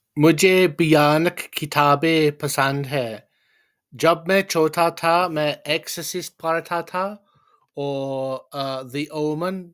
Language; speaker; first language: Hindi; non-native, learner; English